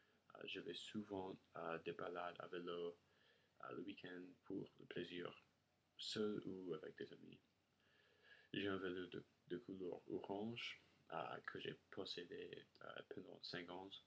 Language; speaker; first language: French; non-native, learner; English